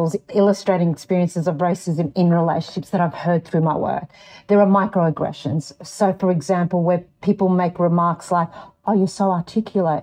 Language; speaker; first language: English; native; English